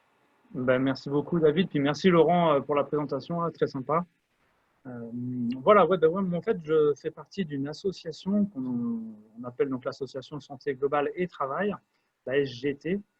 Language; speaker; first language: French; native; French